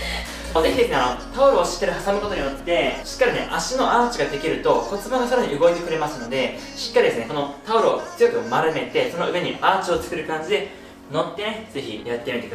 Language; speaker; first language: Japanese; native; Japanese